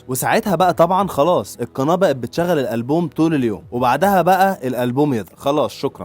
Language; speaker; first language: Arabic; native; Arabic